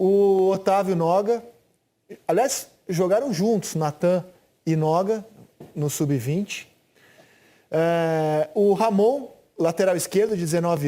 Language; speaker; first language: Portuguese; native; Portuguese